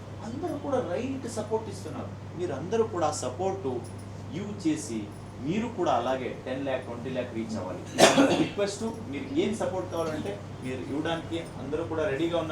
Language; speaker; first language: Telugu; non-native, learner; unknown